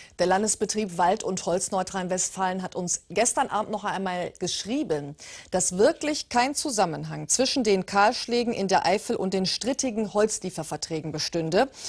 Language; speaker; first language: German; early bilingual, other home language; Turkish